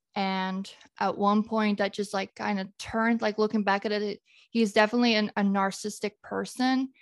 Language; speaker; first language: English; non-native, fluent; Dutch